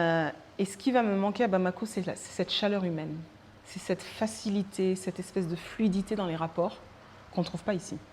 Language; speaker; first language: French; early bilingual, other home language; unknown